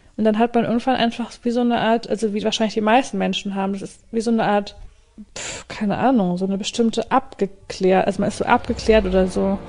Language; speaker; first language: German; native; German